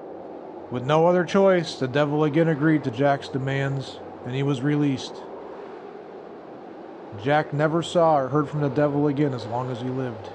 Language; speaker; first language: English; native; English